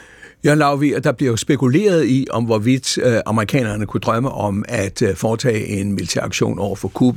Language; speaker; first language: Danish; native; Danish